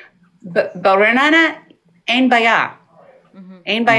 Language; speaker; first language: Hebrew; non-native, learner; English